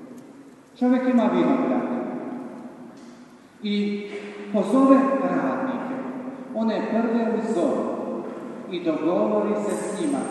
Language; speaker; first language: Serbian; native; Serbian